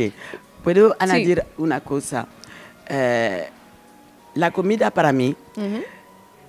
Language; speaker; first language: Spanish; non-native, learner; French